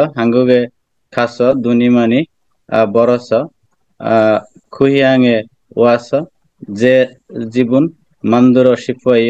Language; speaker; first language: Korean; non-native, learner; Bangla